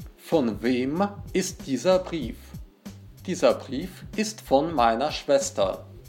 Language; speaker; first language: German; non-native, fluent; Russian